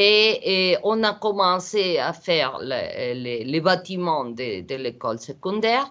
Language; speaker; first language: French; non-native, learner; Portuguese